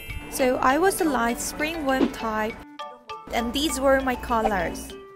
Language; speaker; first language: English; non-native, fluent; Korean